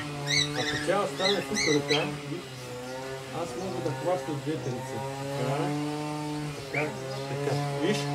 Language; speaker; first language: Bulgarian; non-native, learner; Russian